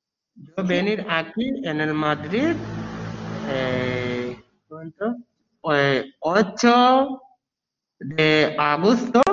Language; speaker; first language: Spanish; non-native, learner; Bangla